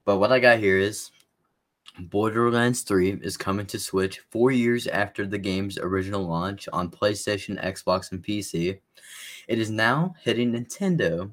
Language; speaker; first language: English; native; English